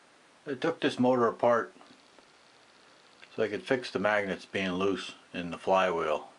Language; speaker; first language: English; native; English